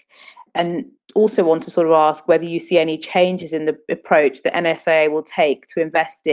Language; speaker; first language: English; non-native, local second language; Akan